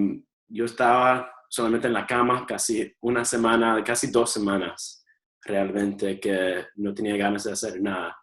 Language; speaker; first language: Spanish; early bilingual, heritage; Spanish